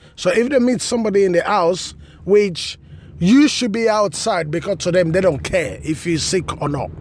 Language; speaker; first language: English; non-native, local second language; Krio